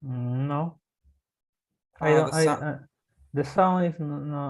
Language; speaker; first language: English; non-native, learner; Spanish